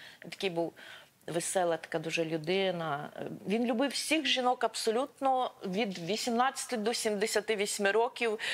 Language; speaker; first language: Ukrainian; non-native, local second language; Russian